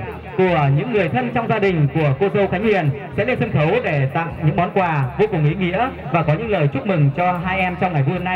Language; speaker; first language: Vietnamese; native; Vietnamese